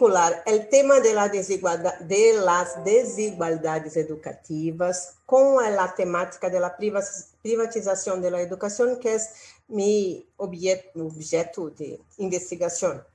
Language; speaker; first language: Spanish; non-native, learner; Portuguese